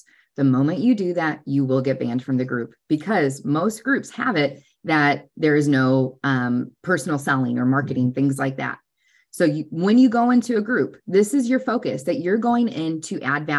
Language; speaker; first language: English; native; English